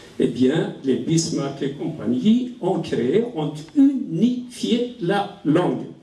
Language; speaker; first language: French; non-native, local second language; Kabyle